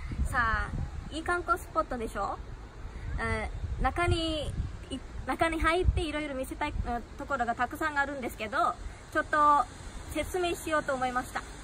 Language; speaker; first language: Japanese; non-native, fluent; Sinhala